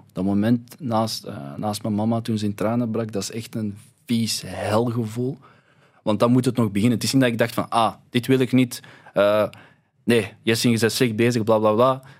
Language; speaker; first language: Dutch; early bilingual, other home language; Arabic